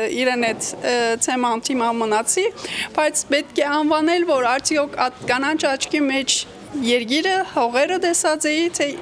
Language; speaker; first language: Armenian; early bilingual, heritage; Armenian